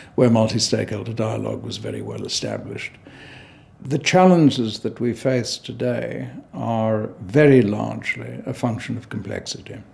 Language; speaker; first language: English; native; English